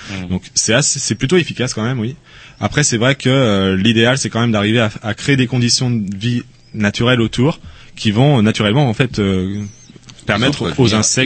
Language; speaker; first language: French; native; French